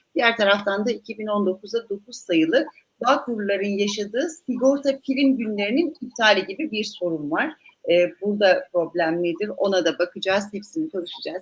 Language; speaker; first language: Turkish; native; Turkish